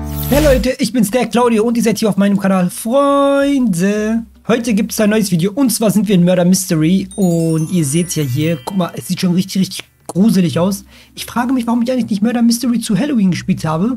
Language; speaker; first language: German; native; German